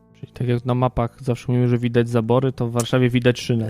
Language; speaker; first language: Polish; native; Polish